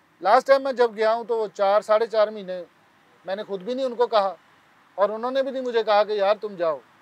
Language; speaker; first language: Urdu; non-native, local second language; Punjabi